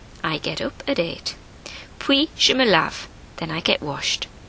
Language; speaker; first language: English; native; English